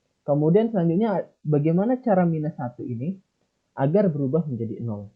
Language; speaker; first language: Indonesian; native; Indonesian